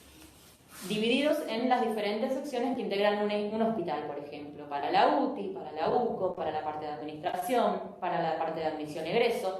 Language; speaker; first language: Spanish; native; Spanish